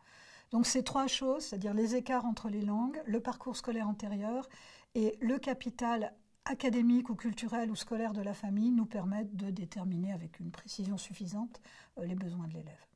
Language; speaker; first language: French; native; French